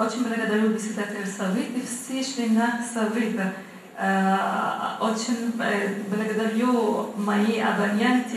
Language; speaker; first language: Russian; non-native, learner; Arabic